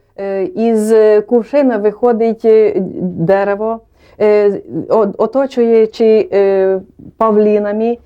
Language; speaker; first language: Ukrainian; non-native, local second language; Hungarian